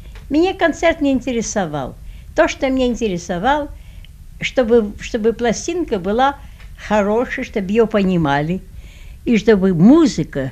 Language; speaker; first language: Russian; early bilingual, heritage; Russian